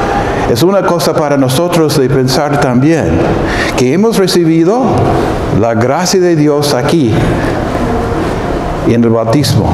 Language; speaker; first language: Spanish; non-native, fluent; English